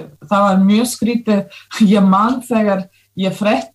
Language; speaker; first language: Icelandic; non-native, fluent; Russian